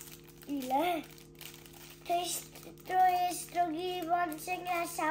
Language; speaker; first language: Polish; early bilingual, heritage; Polish